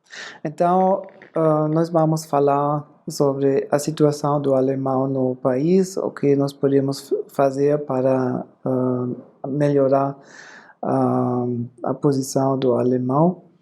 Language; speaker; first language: Portuguese; non-native, fluent; German